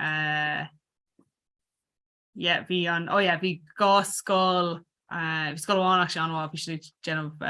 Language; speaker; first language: Irish; non-native, local second language; English